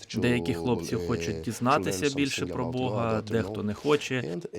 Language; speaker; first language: Ukrainian; early bilingual, heritage; Portuguese